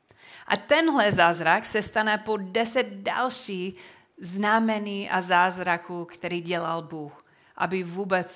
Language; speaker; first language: Czech; non-native, fluent; English